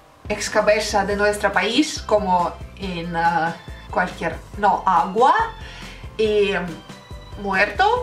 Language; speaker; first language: Spanish; non-native, learner; Russian